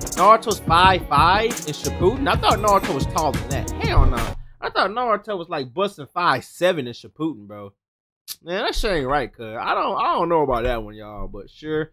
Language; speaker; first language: English; native; English